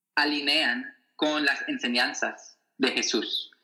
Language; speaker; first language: Spanish; non-native, fluent; English